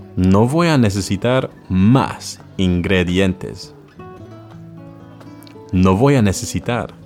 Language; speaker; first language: Spanish; non-native, learner; English